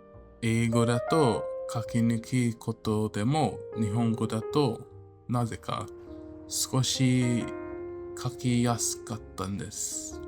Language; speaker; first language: Japanese; non-native, fluent; English